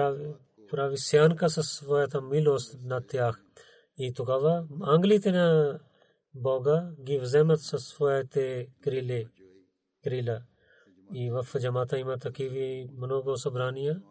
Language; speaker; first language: Bulgarian; non-native, learner; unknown